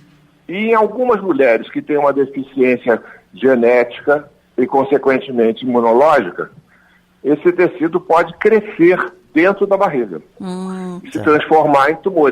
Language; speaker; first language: Portuguese; native; Portuguese